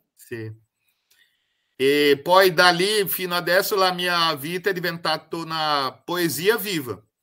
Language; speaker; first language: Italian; non-native, fluent; Portuguese